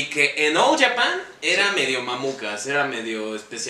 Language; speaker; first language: Spanish; native; Spanish